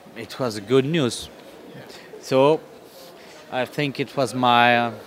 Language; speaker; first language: English; non-native, learner; French